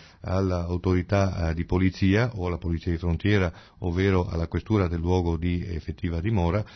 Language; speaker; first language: Italian; native; Italian